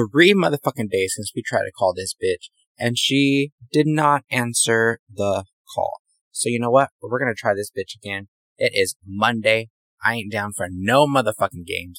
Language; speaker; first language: English; native; English